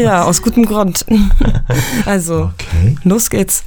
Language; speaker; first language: German; native; German